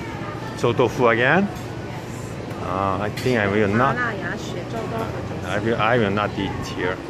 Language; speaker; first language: English; non-native, learner; Portuguese